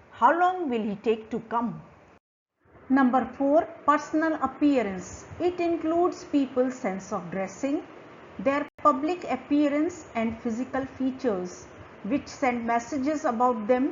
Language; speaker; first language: English; non-native, local second language; Hindi